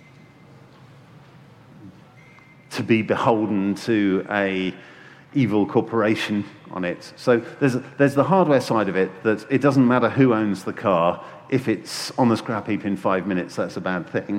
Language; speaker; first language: English; native; English